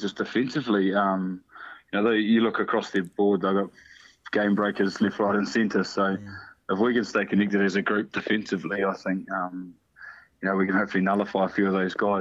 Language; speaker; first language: English; native; English